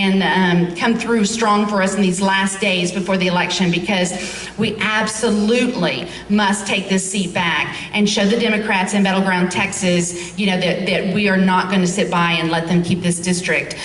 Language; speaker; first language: English; native; English